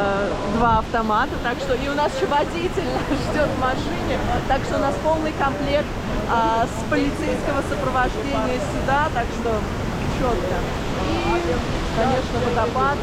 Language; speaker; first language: Russian; native; Russian